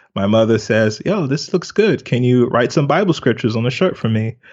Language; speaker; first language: English; native; English